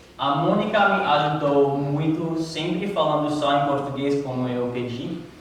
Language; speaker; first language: Portuguese; non-native, learner; English